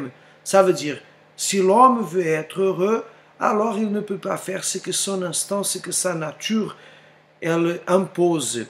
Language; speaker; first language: French; non-native, fluent; Portuguese